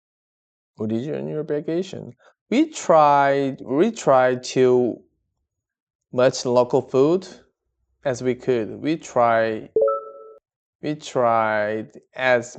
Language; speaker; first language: English; non-native, learner; Korean